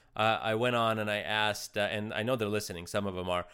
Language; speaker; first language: English; early bilingual, other home language; Russian